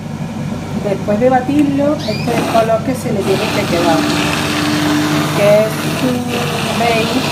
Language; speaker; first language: Spanish; native; Spanish